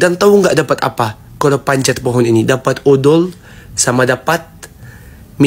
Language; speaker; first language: Indonesian; non-native, fluent; Arabic